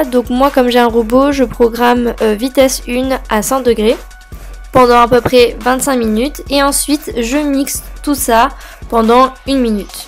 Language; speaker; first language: French; native; French